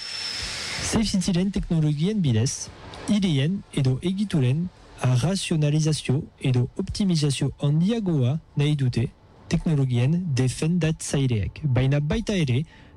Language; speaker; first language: Basque; non-native, local second language; French